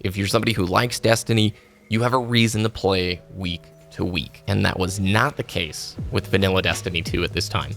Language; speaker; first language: English; native; English